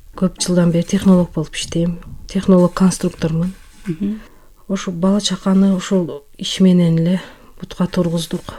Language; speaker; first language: Kyrgyz; non-native, local second language; Turkish